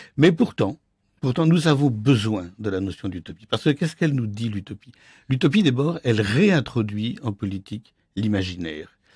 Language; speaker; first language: French; native; French